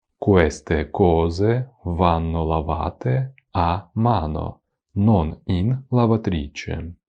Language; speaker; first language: Italian; non-native, fluent; Ukrainian